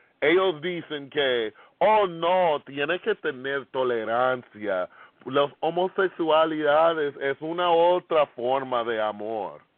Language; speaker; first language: Spanish; non-native, fluent; English